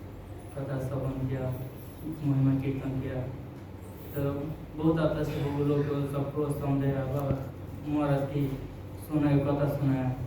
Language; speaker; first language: Hindi; non-native, local second language; Bangla